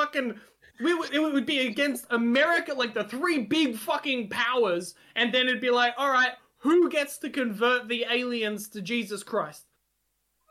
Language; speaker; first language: English; non-native, local second language; Hungarian